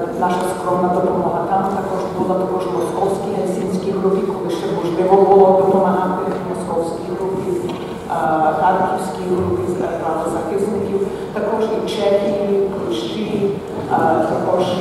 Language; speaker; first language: Ukrainian; early bilingual, heritage; Ukrainian